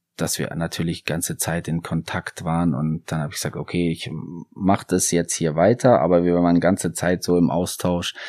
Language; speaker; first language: German; native; German